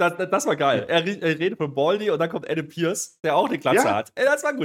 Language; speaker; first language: German; native; German